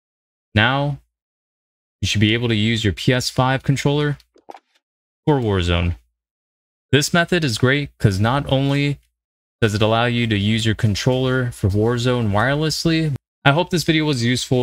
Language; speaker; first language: English; native; English